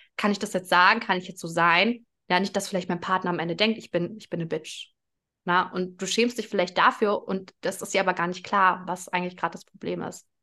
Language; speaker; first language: German; early bilingual, other home language; Russian